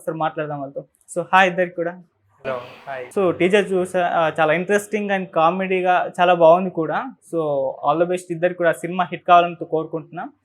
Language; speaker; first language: Telugu; native; Telugu